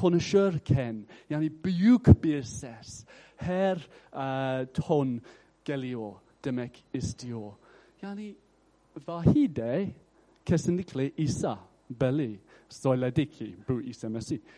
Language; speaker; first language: Turkish; non-native, fluent; English